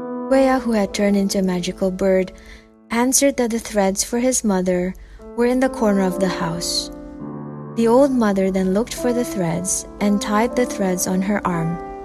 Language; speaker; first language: English; non-native, fluent; Indonesian